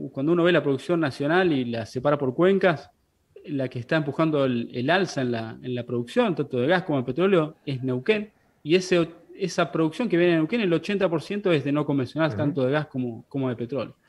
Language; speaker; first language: Spanish; native; Spanish